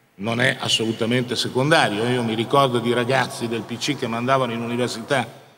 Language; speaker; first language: Italian; native; Italian